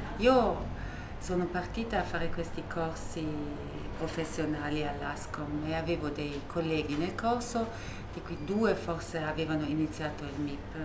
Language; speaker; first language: Italian; non-native, fluent; German